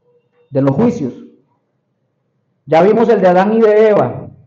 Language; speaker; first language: Spanish; native; Spanish